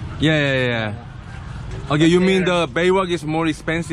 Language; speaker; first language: English; non-native, learner; Korean